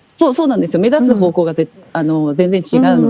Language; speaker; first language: Japanese; native; Japanese